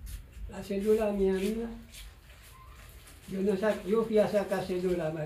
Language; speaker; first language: Spanish; non-native, learner; Haitian Creole